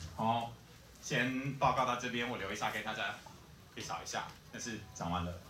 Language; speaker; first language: Chinese; non-native, fluent; English